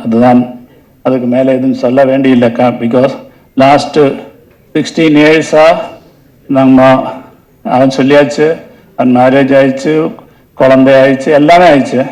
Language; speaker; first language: Tamil; non-native, learner; Malayalam